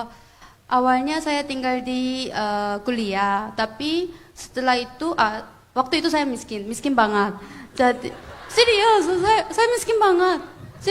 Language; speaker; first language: Indonesian; non-native, fluent; Korean